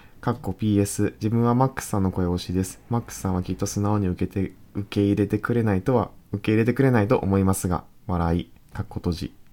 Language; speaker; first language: Japanese; native; Japanese